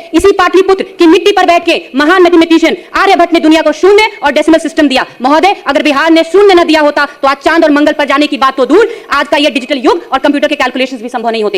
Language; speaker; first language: Hindi; native; Hindi